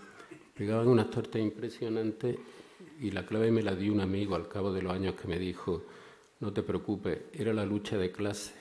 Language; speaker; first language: Spanish; native; Spanish